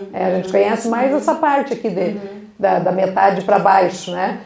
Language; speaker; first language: Portuguese; native; Portuguese